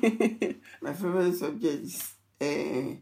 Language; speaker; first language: English; non-native, local second language; Yoruba